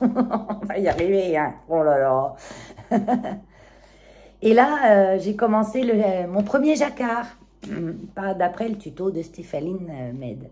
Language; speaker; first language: French; native; French